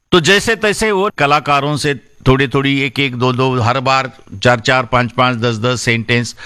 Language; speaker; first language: Hindi; non-native, local second language; Marathi